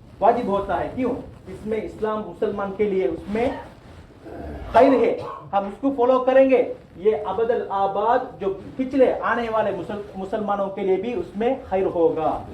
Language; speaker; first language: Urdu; non-native, local second language; Tamil